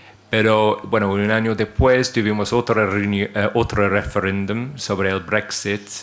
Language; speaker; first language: Spanish; non-native, fluent; English